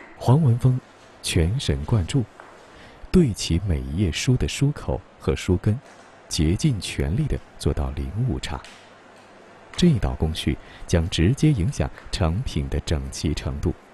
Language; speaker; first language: Chinese; native; Chinese